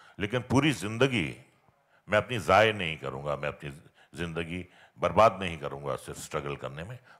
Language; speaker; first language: Hindi; native; Hindi